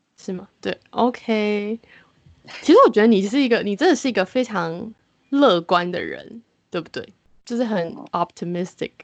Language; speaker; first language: Chinese; native; Chinese